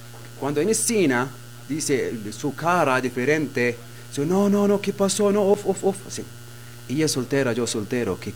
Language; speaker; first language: Spanish; non-native, learner; Arabic